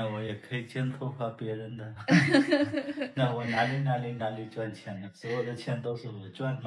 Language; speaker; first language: Chinese; non-native, learner; Hindi